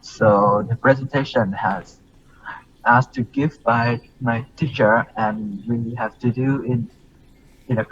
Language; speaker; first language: English; non-native, learner; Vietnamese